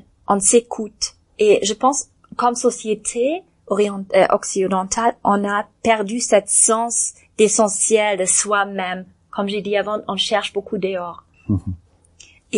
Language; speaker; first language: French; non-native, learner; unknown